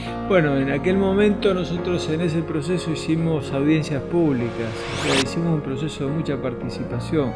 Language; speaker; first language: Spanish; native; Spanish